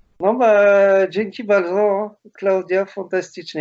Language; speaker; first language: Polish; non-native, learner; French